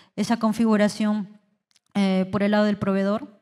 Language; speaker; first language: Spanish; native; Spanish